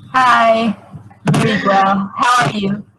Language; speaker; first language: English; non-native, fluent; Vietnamese